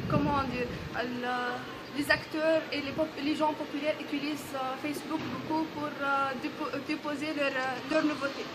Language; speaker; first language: French; non-native, local second language; Arabic